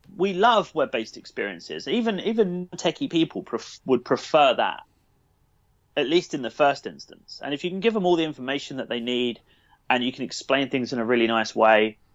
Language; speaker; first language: English; native; English